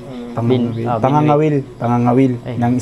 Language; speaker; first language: Filipino; native; Filipino